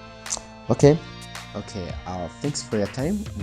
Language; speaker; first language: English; non-native, local second language; Kinyarwanda